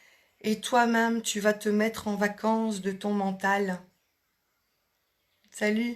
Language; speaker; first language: French; native; French